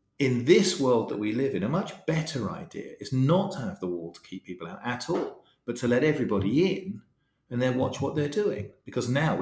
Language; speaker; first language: English; native; English